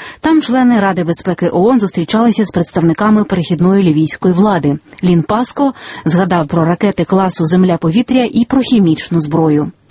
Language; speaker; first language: Ukrainian; native; Ukrainian